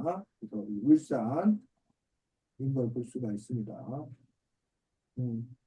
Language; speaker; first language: Korean; native; Korean